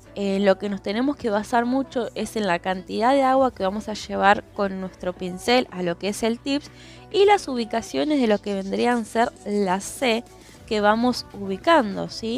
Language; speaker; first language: Spanish; native; Spanish